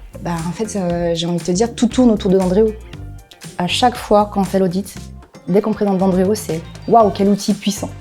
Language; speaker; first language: French; native; French